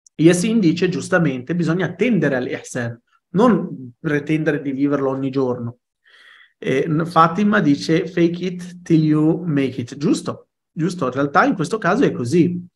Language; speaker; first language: Italian; early bilingual, other home language; Arabic